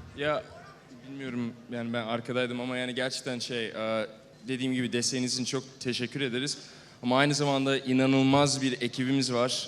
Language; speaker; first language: Turkish; early bilingual, heritage; Turkish